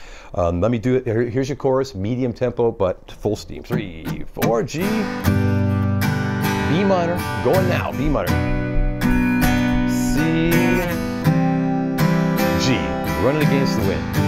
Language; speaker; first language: English; native; English